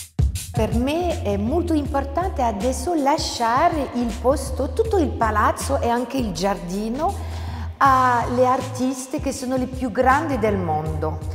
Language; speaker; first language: Italian; non-native, fluent; French